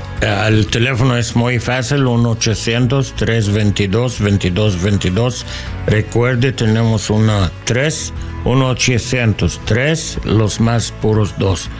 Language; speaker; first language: Spanish; non-native, learner; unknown